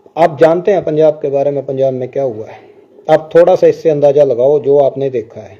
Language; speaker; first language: Hindi; non-native, local second language; Punjabi